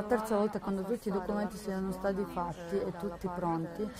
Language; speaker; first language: Italian; non-native, fluent; Ukrainian